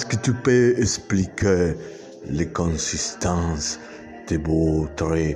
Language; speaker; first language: French; non-native, learner; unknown